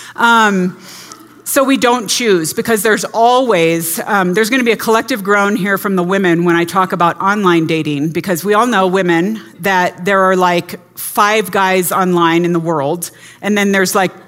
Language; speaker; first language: English; native; English